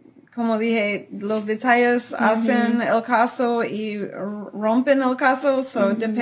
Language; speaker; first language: Spanish; non-native, fluent; English